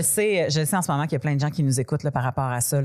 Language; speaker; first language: French; native; French